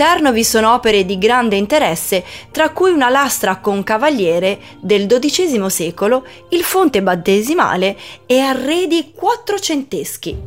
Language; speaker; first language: Italian; native; Italian